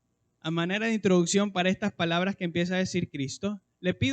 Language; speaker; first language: Spanish; native; Spanish